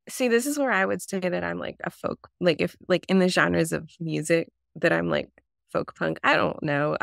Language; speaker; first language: English; native; English